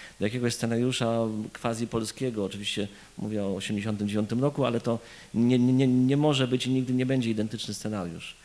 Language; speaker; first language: Polish; native; Polish